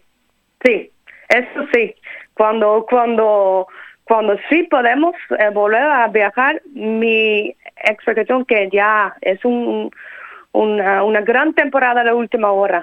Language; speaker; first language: Spanish; non-native, fluent; Dutch